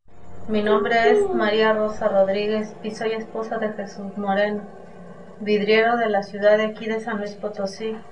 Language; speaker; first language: Spanish; native; Spanish